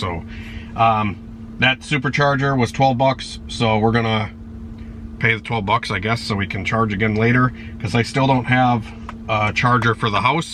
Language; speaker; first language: English; native; English